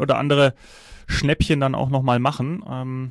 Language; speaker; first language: German; native; German